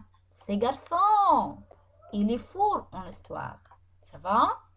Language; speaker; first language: French; non-native, fluent; Arabic